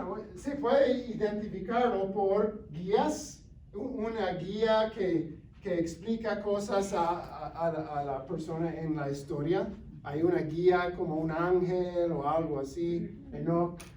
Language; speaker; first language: Spanish; non-native, fluent; English